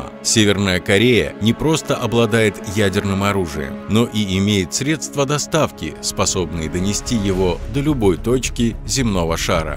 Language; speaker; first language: Russian; native; Russian